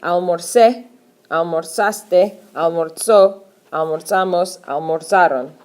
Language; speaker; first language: Spanish; non-native, fluent; English